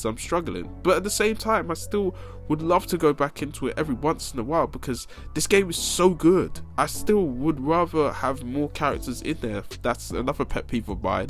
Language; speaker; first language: English; native; English